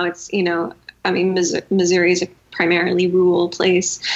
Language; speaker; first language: English; native; English